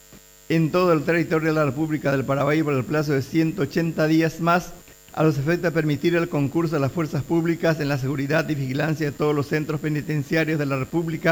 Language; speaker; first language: Spanish; native; Spanish